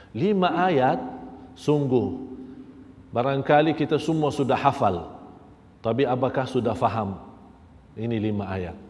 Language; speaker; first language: Malay; non-native, fluent; Arabic